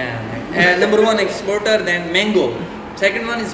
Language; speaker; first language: English; non-native, fluent; Urdu